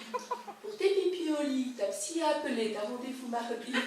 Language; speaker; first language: French; native; French